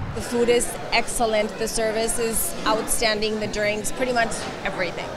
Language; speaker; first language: English; native; English